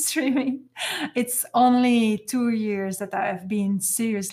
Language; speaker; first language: English; non-native, fluent; French